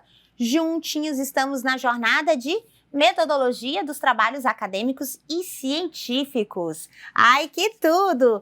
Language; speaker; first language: Portuguese; native; Portuguese